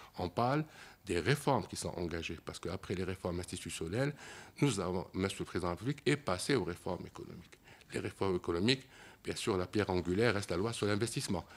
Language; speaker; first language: French; non-native, local second language; Arabic